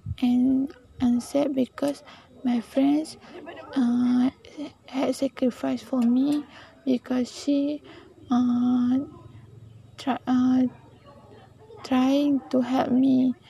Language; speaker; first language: English; non-native, learner; Malay